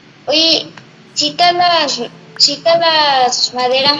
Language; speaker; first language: Spanish; native; Spanish